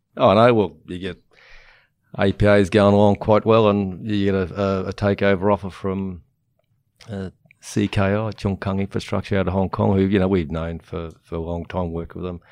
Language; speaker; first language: English; native; English